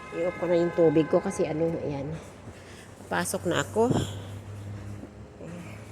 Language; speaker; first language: Filipino; non-native, local second language; Cebuano